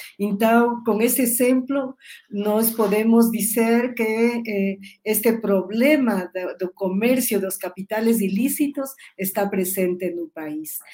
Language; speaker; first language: Spanish; native; Spanish